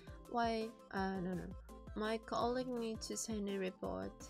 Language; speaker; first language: English; non-native, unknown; Japanese